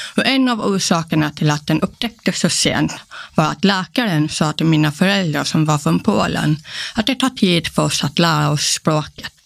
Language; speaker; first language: Swedish; early bilingual, other home language; Polish